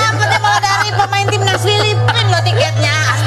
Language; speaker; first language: Indonesian; native; Indonesian